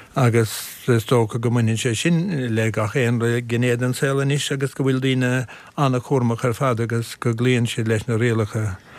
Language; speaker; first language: Irish; native; Irish